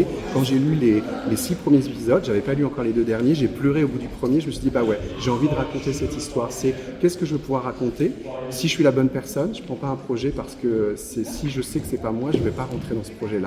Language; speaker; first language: French; native; French